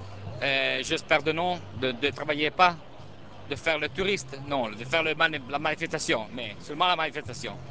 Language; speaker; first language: French; non-native, learner; Italian